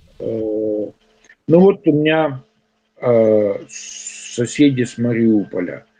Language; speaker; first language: Russian; native; Russian